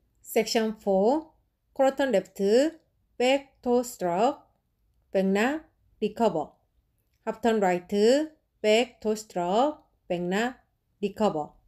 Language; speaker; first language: Korean; native; Korean